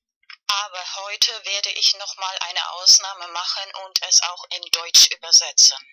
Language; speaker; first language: German; non-native, learner; Spanish